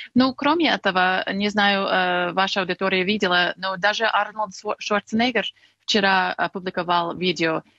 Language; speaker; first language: Russian; non-native, fluent; English